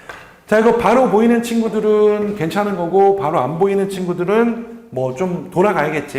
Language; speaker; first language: Korean; native; Korean